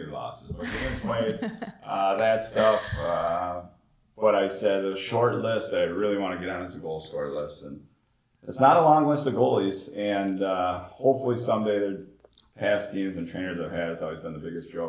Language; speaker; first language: English; native; English